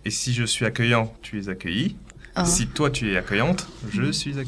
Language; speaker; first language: French; native; French